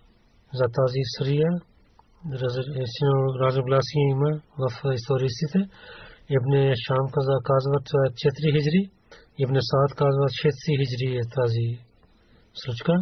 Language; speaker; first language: Bulgarian; non-native, learner; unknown